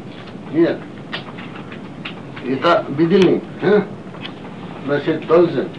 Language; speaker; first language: Russian; non-native, learner; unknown